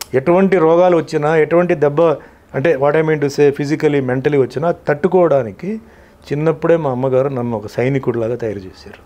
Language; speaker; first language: Telugu; non-native, fluent; Tulu